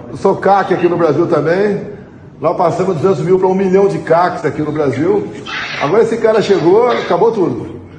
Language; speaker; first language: Portuguese; native; Portuguese